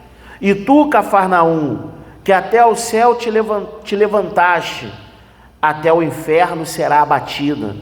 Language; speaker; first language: Portuguese; native; Portuguese